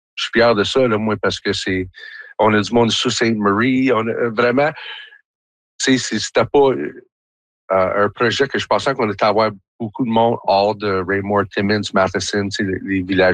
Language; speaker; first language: French; native; French